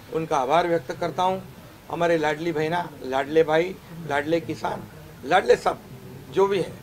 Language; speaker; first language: Hindi; non-native, local second language; Marathi